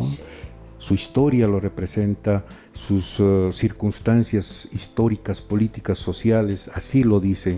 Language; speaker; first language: Spanish; native; Spanish